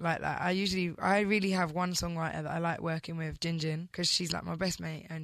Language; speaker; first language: English; native; English